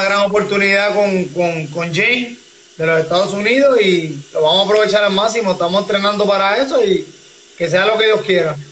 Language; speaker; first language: Spanish; native; Spanish